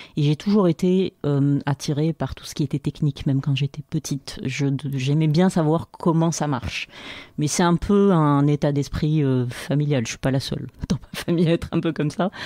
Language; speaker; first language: French; non-native, local second language; Arabic